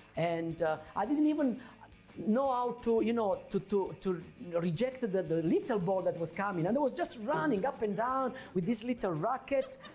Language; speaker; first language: English; non-native, fluent; Italian